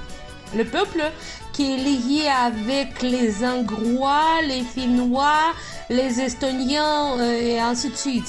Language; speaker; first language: French; non-native, fluent; Russian